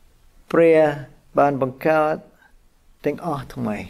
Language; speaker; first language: Khmer; non-native, fluent; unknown